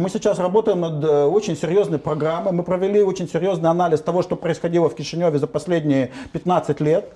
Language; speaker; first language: Russian; native; Russian